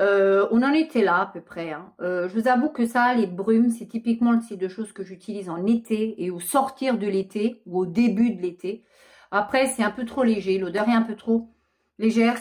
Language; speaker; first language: French; native; French